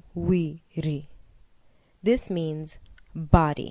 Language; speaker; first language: English; non-native, local second language; Shona